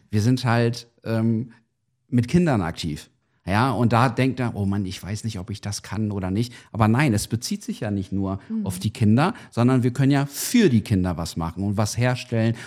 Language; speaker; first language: German; non-native, fluent; Portuguese